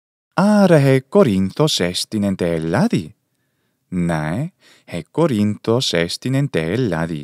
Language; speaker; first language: Greek; non-native, fluent; English